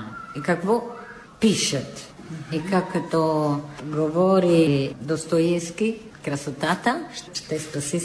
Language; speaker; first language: Bulgarian; non-native, fluent; Italian